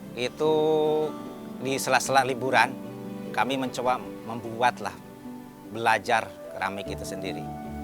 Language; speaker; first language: Indonesian; non-native, local second language; Sundanese